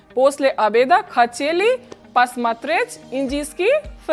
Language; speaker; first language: Russian; non-native, fluent; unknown